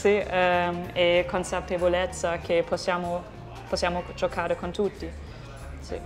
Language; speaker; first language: Italian; non-native, fluent; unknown